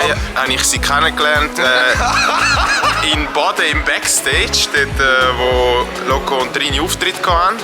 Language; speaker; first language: German; native; German